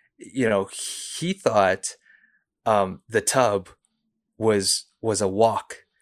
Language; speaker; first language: English; early bilingual, other home language; Cantonese